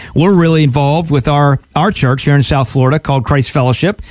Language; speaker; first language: English; native; English